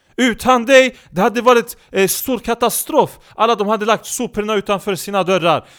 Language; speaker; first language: Swedish; early bilingual, other home language; Turkish